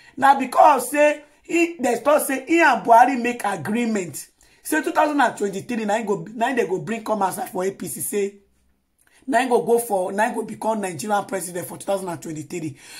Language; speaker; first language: Nigerian Pidgin; native; Nigerian Pidgin